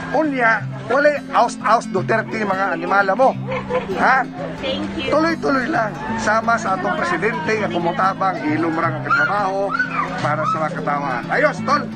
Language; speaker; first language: Cebuano; native; Cebuano